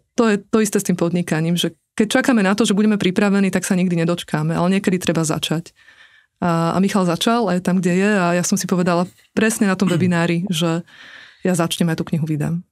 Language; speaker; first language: Slovak; native; Slovak